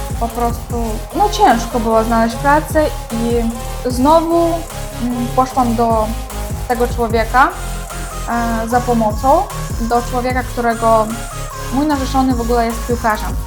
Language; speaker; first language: Polish; non-native, learner; Ukrainian